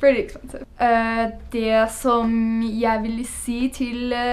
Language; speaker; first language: Norwegian; non-native, fluent; English